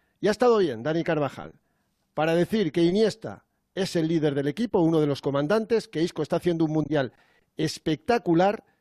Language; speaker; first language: Spanish; native; Spanish